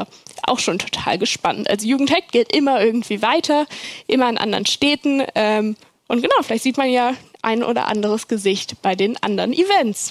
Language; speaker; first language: German; native; German